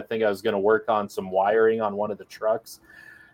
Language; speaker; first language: English; native; English